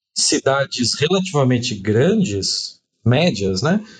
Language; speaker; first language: Portuguese; native; Portuguese